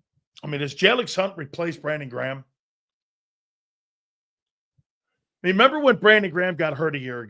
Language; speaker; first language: English; native; English